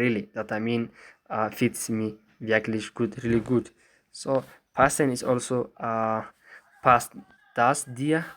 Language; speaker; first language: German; non-native, fluent; Somali